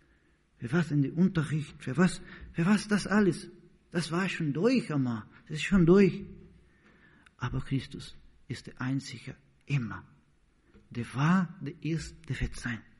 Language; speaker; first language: German; non-native, learner; Portuguese